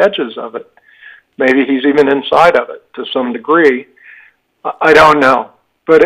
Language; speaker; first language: English; native; English